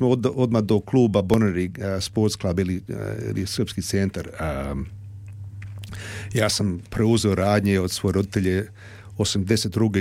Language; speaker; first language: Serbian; early bilingual, heritage; Serbian